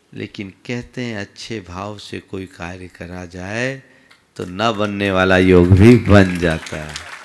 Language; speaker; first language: Hindi; native; Hindi